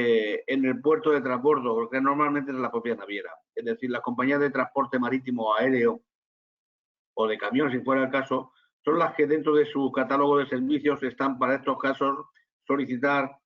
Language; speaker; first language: Spanish; native; Spanish